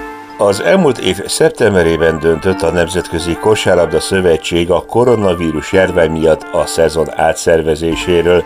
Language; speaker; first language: Hungarian; native; Hungarian